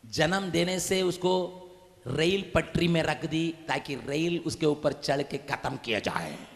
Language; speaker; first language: Hindi; non-native, local second language; Tamil